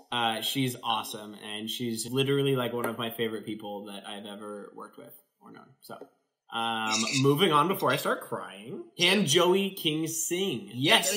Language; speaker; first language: English; native; English